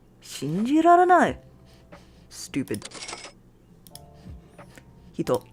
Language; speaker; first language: Japanese; non-native, learner; English